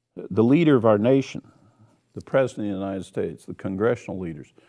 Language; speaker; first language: English; native; English